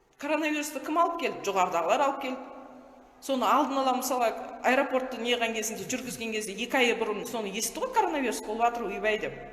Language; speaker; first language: Kazakh; native; Kazakh